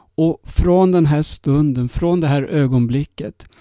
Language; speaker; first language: Spanish; non-native, fluent; Swedish